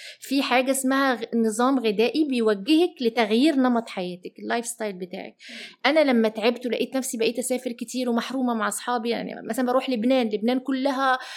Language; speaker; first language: Arabic; early bilingual, heritage; Arabic